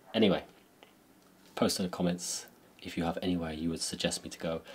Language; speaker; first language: English; native; English